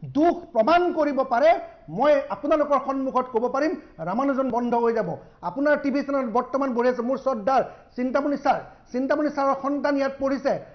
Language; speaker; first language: Assamese; native; Assamese